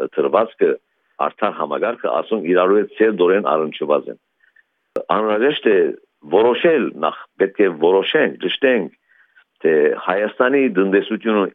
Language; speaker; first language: Armenian; early bilingual, heritage; Armenian